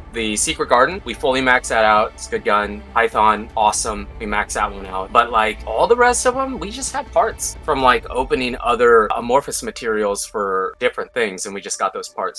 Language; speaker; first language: English; native; English